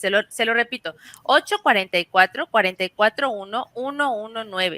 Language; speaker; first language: Spanish; native; Spanish